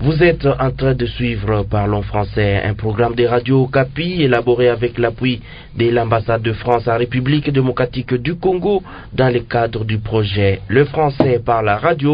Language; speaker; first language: French; non-native, local second language; Lingala